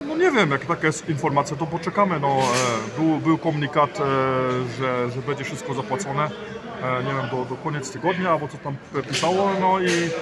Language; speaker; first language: Polish; early bilingual, heritage; Polish